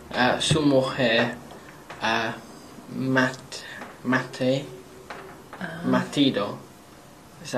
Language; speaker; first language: Spanish; non-native, learner; English